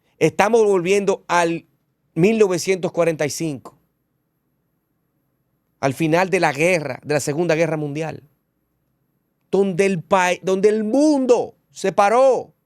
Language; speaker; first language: Spanish; native; Spanish